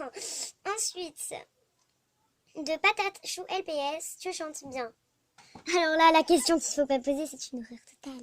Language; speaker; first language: French; native; French